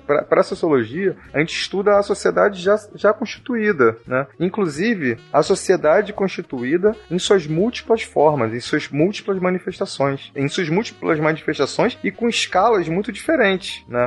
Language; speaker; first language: Portuguese; native; Portuguese